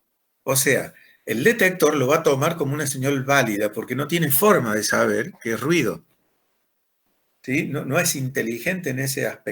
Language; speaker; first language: Spanish; native; Spanish